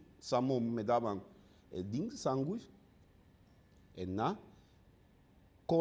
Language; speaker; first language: Bulgarian; non-native, learner; Spanish